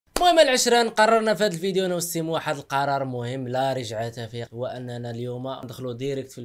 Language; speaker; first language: Arabic; native; Arabic